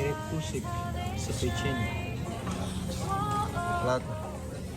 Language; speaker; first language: Russian; non-native, learner; Indonesian